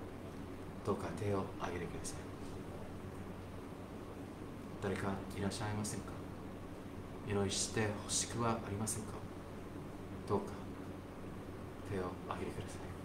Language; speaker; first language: Japanese; non-native, fluent; English